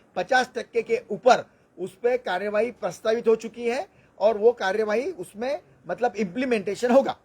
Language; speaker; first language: Hindi; non-native, local second language; Marathi